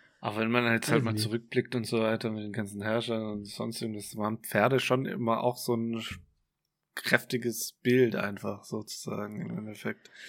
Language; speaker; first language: German; native; German